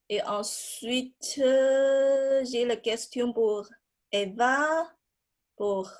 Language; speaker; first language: French; non-native, fluent; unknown